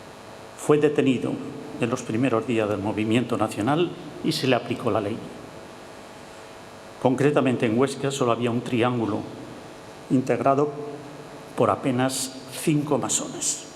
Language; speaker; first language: Spanish; native; Spanish